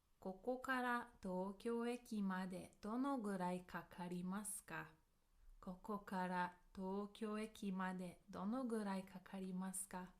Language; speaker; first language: Japanese; non-native, fluent; English